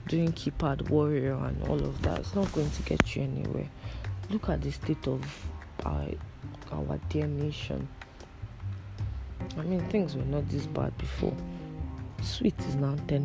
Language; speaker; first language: English; non-native, local second language; Igbo